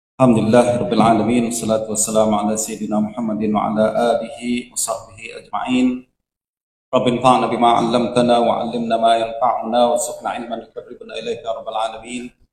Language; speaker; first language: Indonesian; native; Indonesian